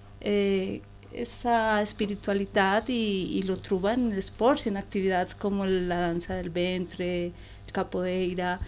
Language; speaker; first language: Catalan; non-native, learner; Spanish